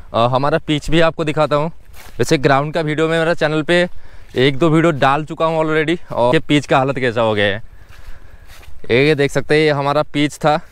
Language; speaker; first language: Hindi; non-native, local second language; Odia